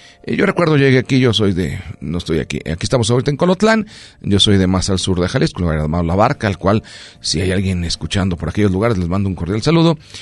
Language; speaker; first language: Spanish; native; Spanish